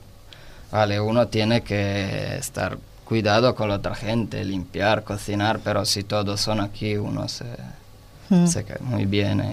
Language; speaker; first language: Spanish; non-native, learner; Italian